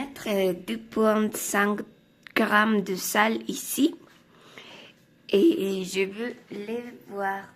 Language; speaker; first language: French; non-native, learner; Spanish